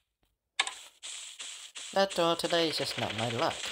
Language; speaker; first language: English; native; English